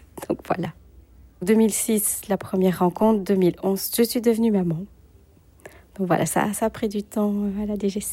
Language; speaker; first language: French; native; French